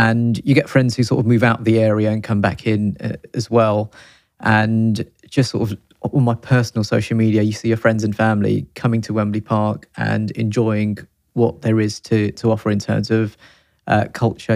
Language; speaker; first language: English; native; English